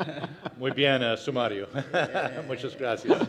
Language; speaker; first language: Spanish; non-native, fluent; Portuguese